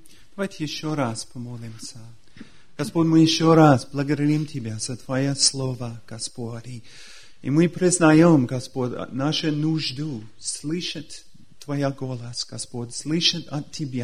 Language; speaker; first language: Russian; non-native, fluent; English